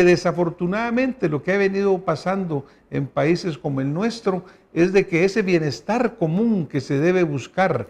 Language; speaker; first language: Spanish; native; Spanish